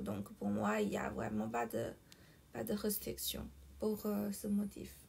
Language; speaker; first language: French; non-native, fluent; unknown